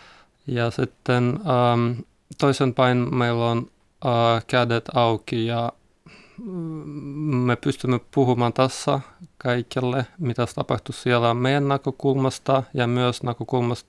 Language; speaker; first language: Finnish; non-native, learner; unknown